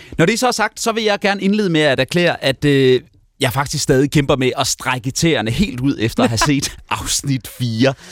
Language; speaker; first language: Danish; native; Danish